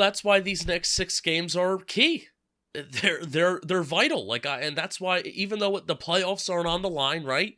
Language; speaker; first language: English; native; English